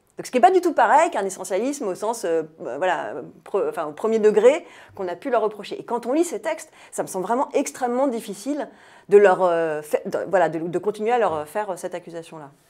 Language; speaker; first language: French; native; French